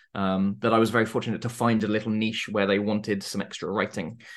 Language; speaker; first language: English; native; English